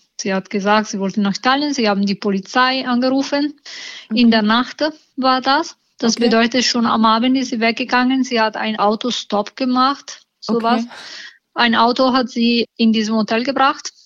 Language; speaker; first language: German; non-native, fluent; Italian